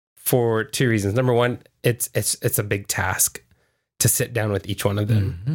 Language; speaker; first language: English; native; English